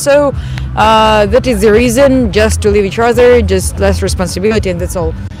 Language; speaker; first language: English; non-native, fluent; Ukrainian